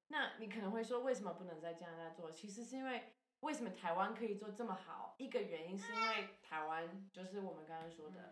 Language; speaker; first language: Chinese; non-native, fluent; English